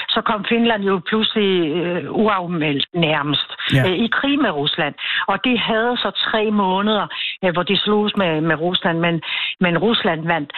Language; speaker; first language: Danish; early bilingual, other home language; Finnish